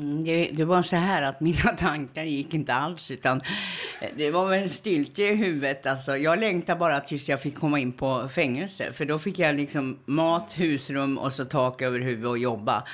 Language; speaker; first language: Swedish; native; Swedish